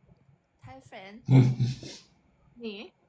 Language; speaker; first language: English; non-native, learner; Thai